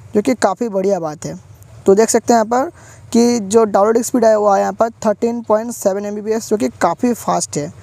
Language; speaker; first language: Hindi; non-native, local second language; Bangla